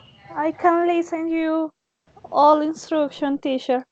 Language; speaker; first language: English; non-native, learner; Spanish